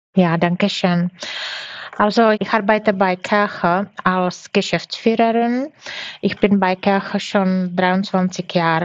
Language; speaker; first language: German; non-native, fluent; Czech